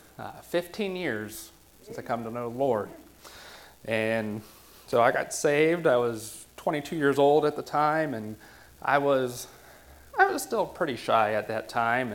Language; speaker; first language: English; native; English